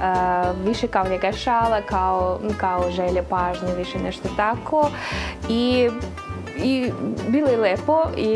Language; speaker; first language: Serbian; non-native, fluent; Russian